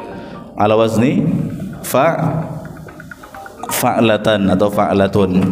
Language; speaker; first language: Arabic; non-native, fluent; Indonesian